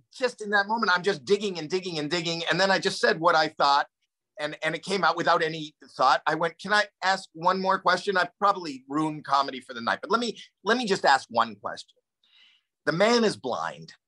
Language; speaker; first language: English; native; English